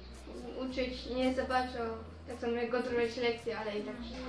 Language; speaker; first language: Polish; early bilingual, heritage; Polish